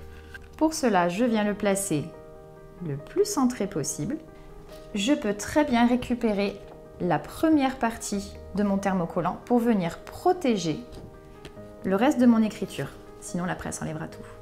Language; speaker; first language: French; native; French